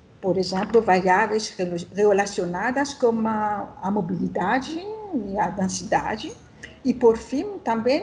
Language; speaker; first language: Portuguese; non-native, learner; French